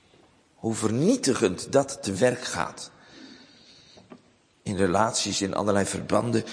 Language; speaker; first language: Dutch; native; Dutch